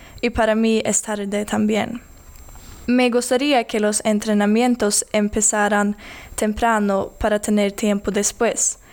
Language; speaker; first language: Spanish; non-native, learner; Swedish